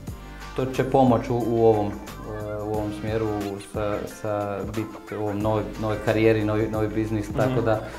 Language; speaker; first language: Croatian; early bilingual, heritage; Croatian